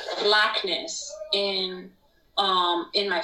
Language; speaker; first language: English; non-native, fluent; Spanish